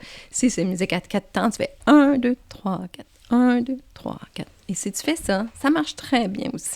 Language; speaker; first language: French; native; French